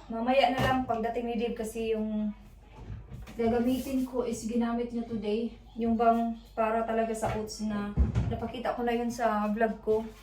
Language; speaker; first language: Filipino; non-native, local second language; Cebuano